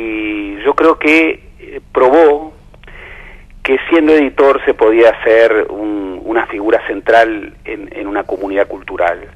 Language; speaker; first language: Spanish; native; Spanish